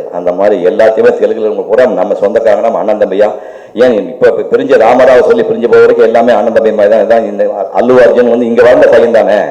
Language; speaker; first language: Tamil; native; Tamil